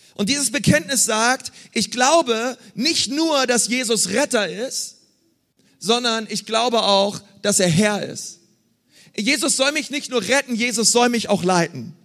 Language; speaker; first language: German; native; German